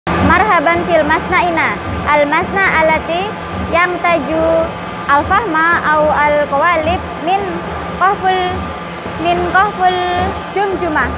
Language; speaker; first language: Arabic; non-native, learner; Indonesian